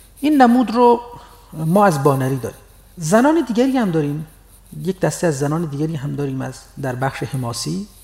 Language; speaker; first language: Persian; non-native, local second language; Baluchi